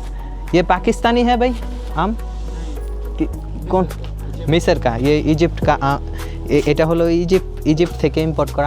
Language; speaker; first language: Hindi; non-native, fluent; Bangla